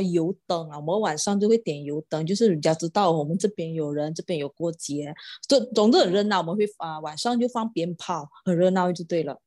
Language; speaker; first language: Chinese; non-native, local second language; Malay